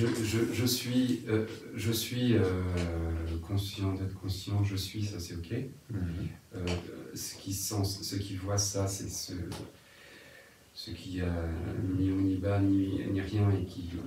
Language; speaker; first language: French; native; French